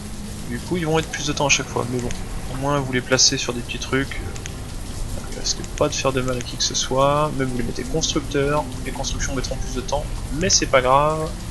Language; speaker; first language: French; native; French